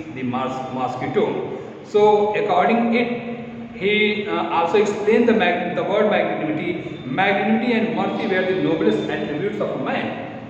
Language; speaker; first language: English; non-native, local second language; Hindi